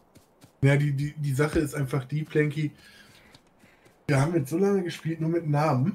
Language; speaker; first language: German; native; German